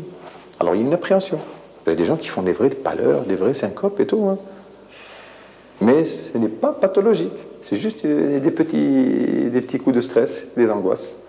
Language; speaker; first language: French; non-native, local second language; Arabic